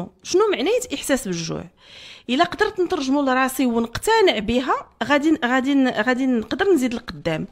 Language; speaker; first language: Arabic; native; Arabic